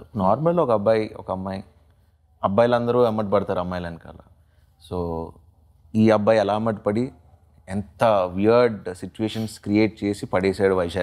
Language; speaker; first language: Telugu; native; Telugu